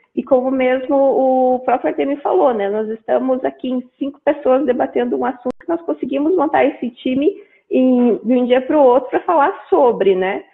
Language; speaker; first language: Portuguese; native; Portuguese